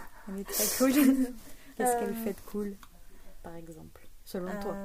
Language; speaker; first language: French; native; French